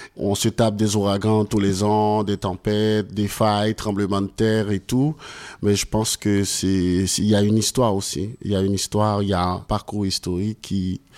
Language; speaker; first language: French; non-native, local second language; Haitian Creole